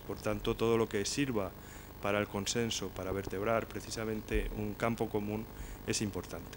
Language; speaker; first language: Spanish; native; Spanish